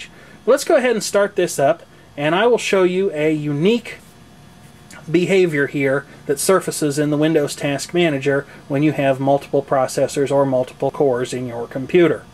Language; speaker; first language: English; native; English